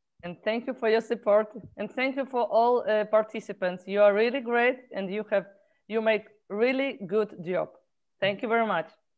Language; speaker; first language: English; non-native, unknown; Polish